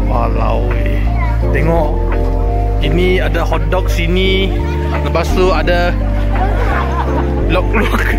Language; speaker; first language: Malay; non-native, local second language; Chinese